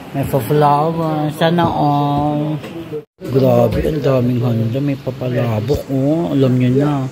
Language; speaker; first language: Filipino; native; Filipino